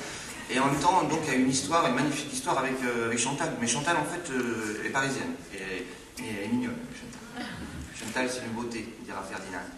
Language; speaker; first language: French; native; French